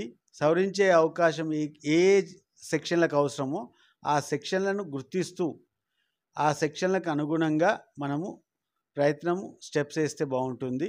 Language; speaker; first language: Telugu; native; Telugu